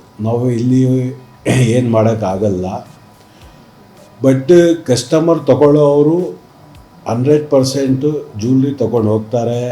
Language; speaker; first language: Kannada; non-native, local second language; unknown